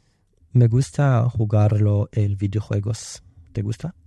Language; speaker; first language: Spanish; non-native, learner; English